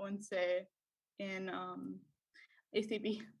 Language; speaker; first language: Spanish; non-native, learner; English